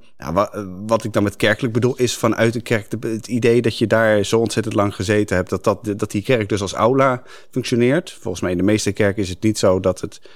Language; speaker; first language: Dutch; native; Dutch